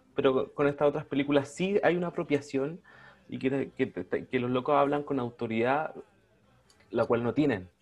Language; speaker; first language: Spanish; native; Spanish